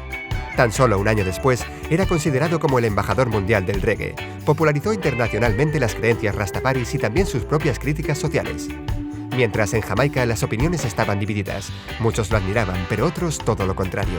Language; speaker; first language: Spanish; native; Spanish